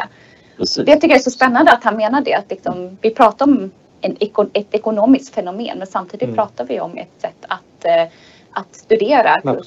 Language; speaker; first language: Swedish; native; Swedish